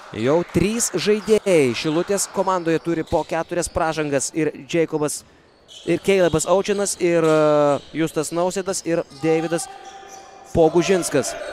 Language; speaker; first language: Lithuanian; native; Lithuanian